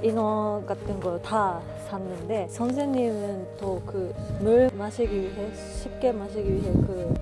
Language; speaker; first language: Korean; non-native, learner; Japanese